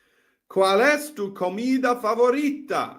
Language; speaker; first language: Spanish; non-native, learner; Welsh